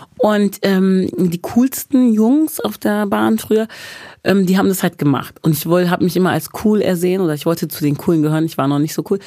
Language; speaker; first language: German; early bilingual, other home language; English